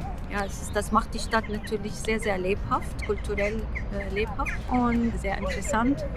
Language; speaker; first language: German; non-native, fluent; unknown